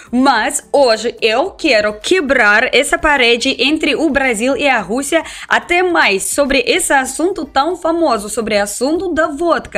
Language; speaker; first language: Portuguese; non-native, fluent; Russian